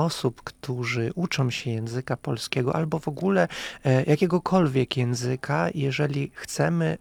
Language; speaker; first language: Polish; non-native, fluent; Russian